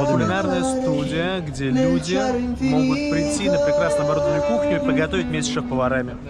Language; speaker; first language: Russian; native; Russian